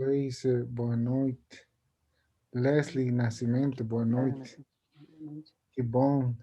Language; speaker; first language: Portuguese; non-native, learner; Spanish